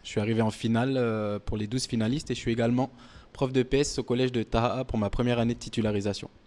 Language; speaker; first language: French; native; French